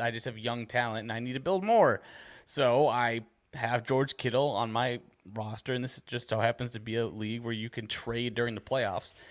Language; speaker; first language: English; native; English